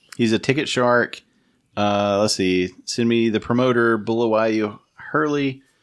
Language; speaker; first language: English; native; English